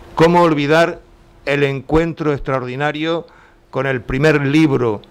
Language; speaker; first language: Spanish; native; Spanish